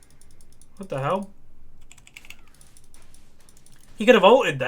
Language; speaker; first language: English; native; English